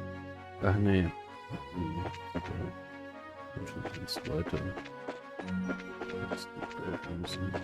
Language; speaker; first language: German; native; German